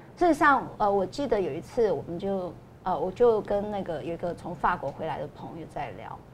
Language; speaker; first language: Chinese; non-native, local second language; Min Nan Chinese